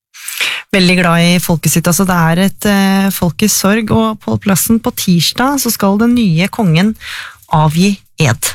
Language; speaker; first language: Norwegian; native; Norwegian